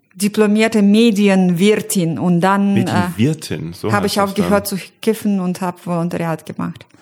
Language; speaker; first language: German; non-native, fluent; Russian